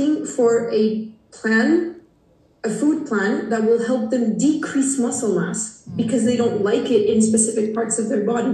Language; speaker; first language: English; non-native, fluent; Portuguese